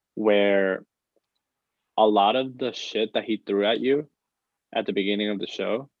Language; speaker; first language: English; non-native, fluent; Spanish